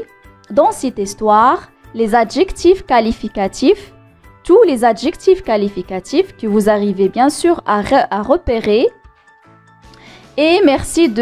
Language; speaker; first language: French; non-native, local second language; Arabic